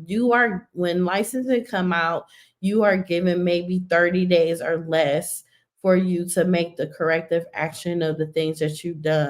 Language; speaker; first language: English; native; English